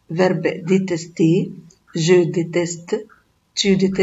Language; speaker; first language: French; non-native, fluent; Arabic